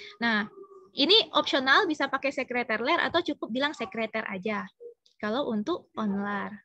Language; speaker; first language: Indonesian; native; Indonesian